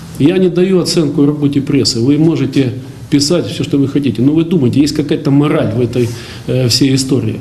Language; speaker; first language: Russian; native; Russian